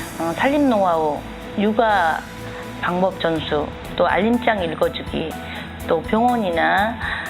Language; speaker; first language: Korean; native; Korean